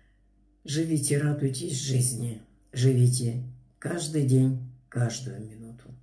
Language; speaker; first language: Russian; native; Russian